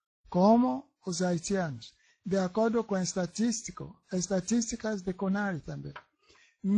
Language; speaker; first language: Portuguese; non-native, learner; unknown